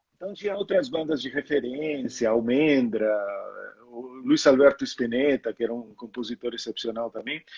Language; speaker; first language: Portuguese; non-native, fluent; Italian